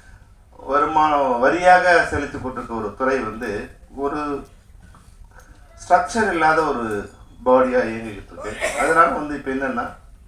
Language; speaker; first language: Tamil; native; Tamil